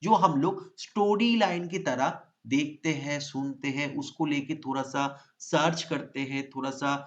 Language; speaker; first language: Hindi; non-native, local second language; Bangla